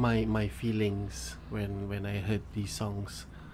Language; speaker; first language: English; non-native, local second language; Malay